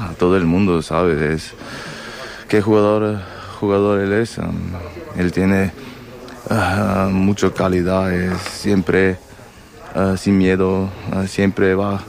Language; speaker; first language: Spanish; non-native, learner; German